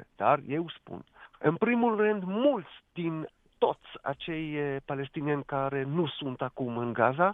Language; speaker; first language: Romanian; non-native, fluent; Hebrew